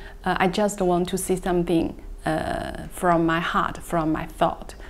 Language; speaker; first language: English; non-native, learner; Chinese